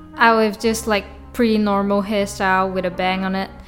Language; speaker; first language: English; non-native, local second language; Chinese